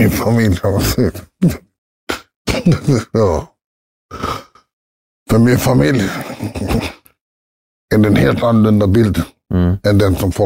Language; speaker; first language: Swedish; early bilingual, other home language; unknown